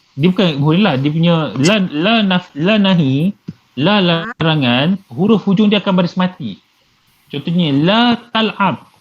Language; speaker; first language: Malay; native; Malay